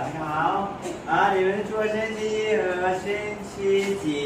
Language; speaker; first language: Chinese; non-native, learner; Lao